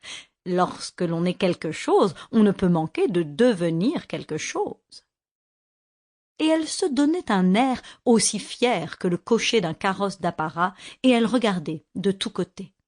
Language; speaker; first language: French; native; French